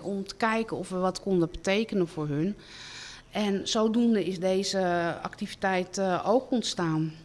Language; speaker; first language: Dutch; native; Dutch